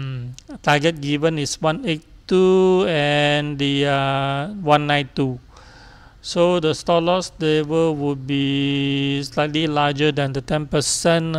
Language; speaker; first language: English; non-native, local second language; Chinese